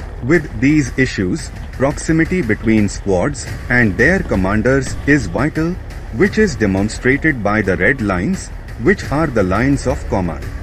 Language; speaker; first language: English; non-native, fluent; Portuguese